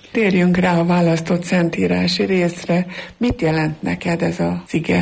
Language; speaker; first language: Hungarian; native; Hungarian